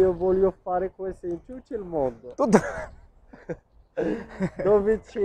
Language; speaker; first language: Italian; non-native, learner; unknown